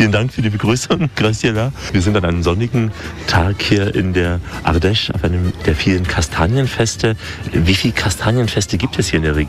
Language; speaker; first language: German; native; German